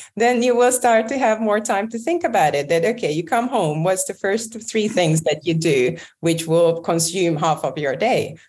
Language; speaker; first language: English; non-native, fluent; Hungarian